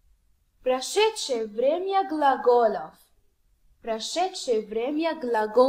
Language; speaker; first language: Russian; non-native, fluent; Arabic